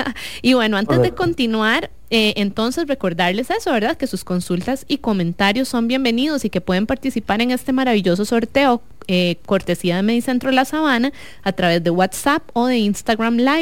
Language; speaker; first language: Spanish; native; Spanish